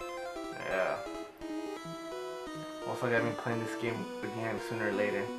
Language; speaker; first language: English; native; English